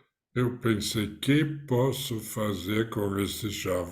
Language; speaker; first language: Portuguese; non-native, fluent; German